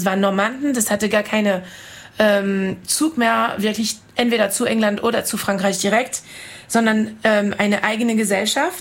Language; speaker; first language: German; non-native, fluent; French